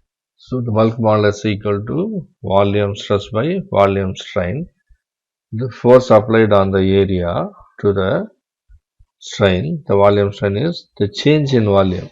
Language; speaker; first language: English; non-native, local second language; Tamil